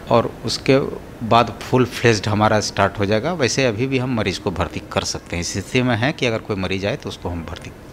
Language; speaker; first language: Hindi; native; Hindi